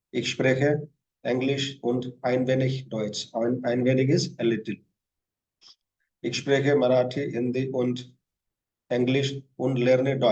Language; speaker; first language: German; non-native, fluent; Hindi